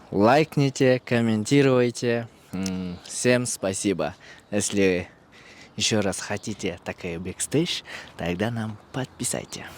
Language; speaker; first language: Russian; non-native, local second language; Kyrgyz